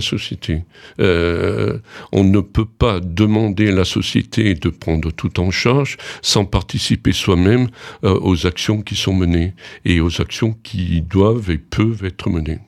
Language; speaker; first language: French; native; French